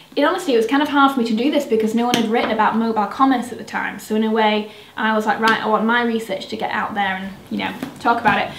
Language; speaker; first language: English; native; English